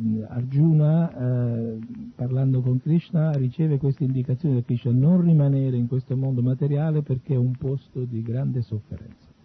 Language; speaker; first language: Italian; native; Italian